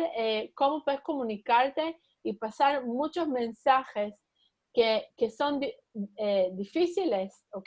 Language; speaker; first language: Spanish; early bilingual, heritage; Spanish